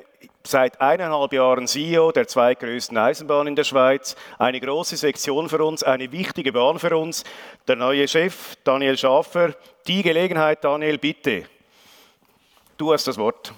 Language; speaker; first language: German; native; German